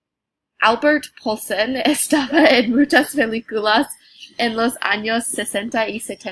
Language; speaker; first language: Spanish; non-native, learner; English